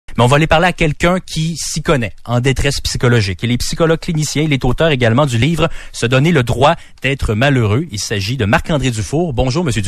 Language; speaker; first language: French; native; French